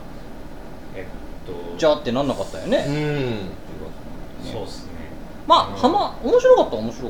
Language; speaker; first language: Japanese; native; Japanese